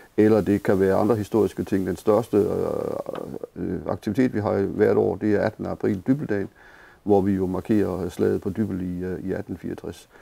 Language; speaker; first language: Danish; native; Danish